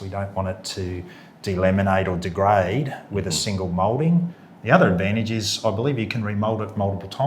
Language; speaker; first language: English; native; English